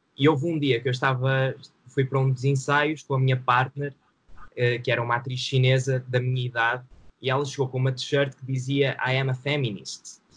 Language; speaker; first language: Portuguese; native; Portuguese